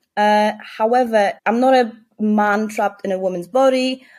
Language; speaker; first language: English; non-native, fluent; Polish